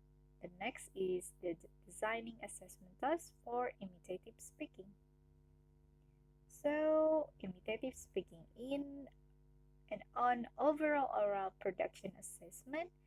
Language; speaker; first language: English; non-native, learner; Indonesian